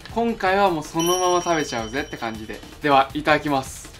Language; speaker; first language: Japanese; native; Japanese